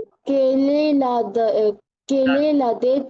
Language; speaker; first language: French; non-native, learner; Bangla